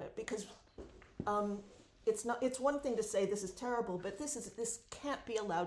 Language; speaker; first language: English; native; English